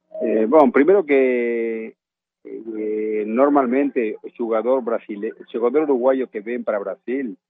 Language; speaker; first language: Portuguese; non-native, fluent; Spanish